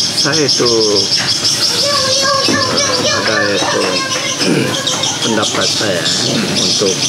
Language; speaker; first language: Indonesian; non-native, learner; Korean